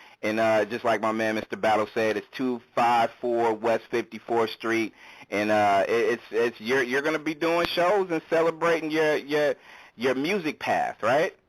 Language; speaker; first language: English; native; English